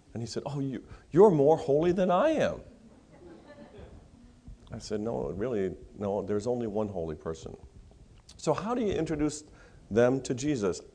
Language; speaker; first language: English; native; English